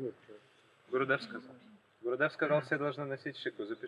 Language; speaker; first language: Russian; native; Russian